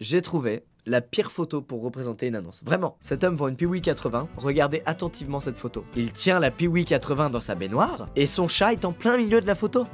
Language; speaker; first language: French; native; French